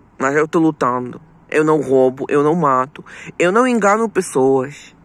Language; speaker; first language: Portuguese; non-native, fluent; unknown